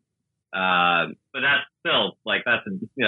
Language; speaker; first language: English; native; English